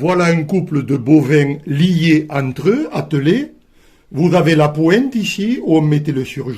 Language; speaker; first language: French; native; French